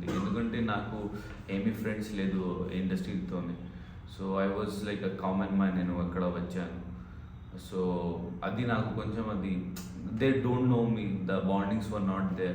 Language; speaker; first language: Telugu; non-native, learner; Hindi